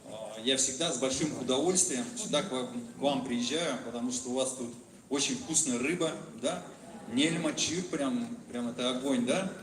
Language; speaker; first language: Russian; native; Russian